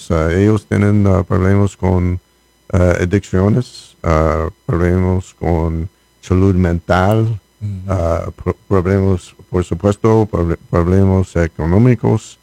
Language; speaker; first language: Spanish; non-native, learner; English